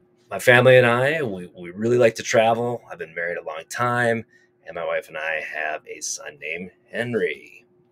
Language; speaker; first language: English; native; English